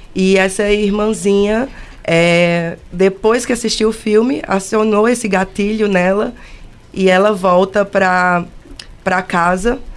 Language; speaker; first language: Portuguese; native; Portuguese